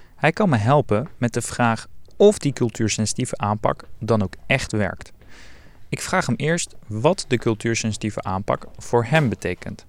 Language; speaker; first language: Dutch; early bilingual, other home language; Turkish